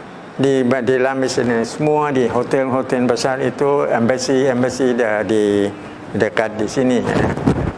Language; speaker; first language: Indonesian; early bilingual, heritage; Thai